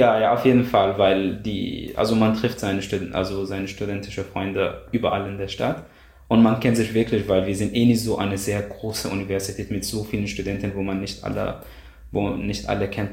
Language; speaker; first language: German; non-native, fluent; Arabic